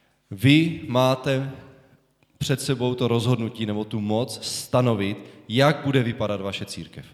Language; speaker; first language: Czech; native; Czech